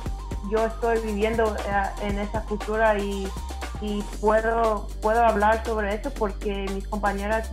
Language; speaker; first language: Spanish; early bilingual, heritage; English